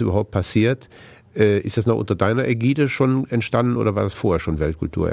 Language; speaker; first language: German; native; German